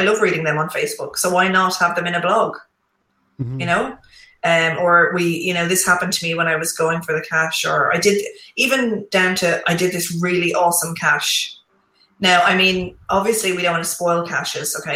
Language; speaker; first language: English; native; English